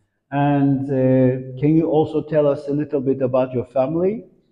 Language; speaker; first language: English; non-native, fluent; Turkish